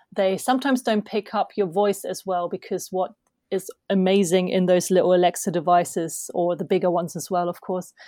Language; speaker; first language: English; non-native, fluent; German